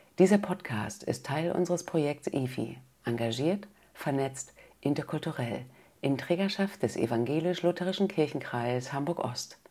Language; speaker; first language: German; native; German